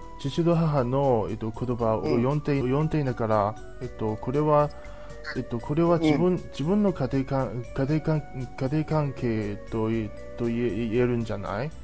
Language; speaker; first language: Japanese; non-native, learner; Chinese